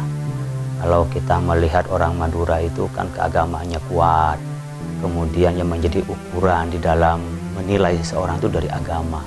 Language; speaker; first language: Indonesian; non-native, local second language; Madurese